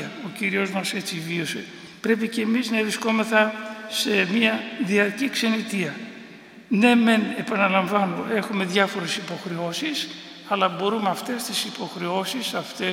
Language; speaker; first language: Greek; native; Greek